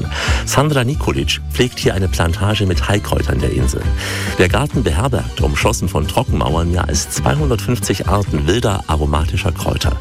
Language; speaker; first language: German; native; German